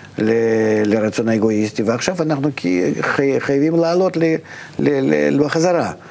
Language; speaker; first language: Hebrew; non-native, fluent; Russian